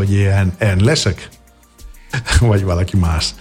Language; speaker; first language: Hungarian; non-native, fluent; Greek